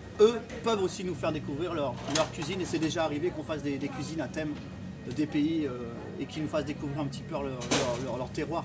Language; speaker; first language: French; native; French